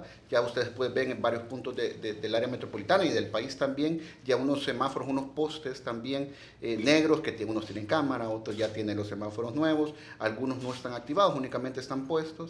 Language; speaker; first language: Spanish; native; Spanish